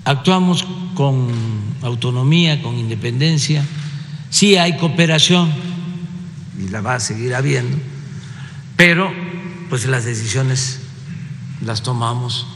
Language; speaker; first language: Spanish; native; Spanish